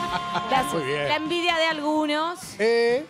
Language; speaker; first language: Spanish; native; Spanish